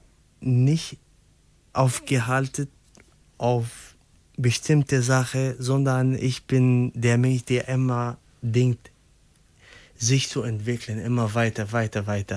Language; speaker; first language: German; non-native, local second language; Arabic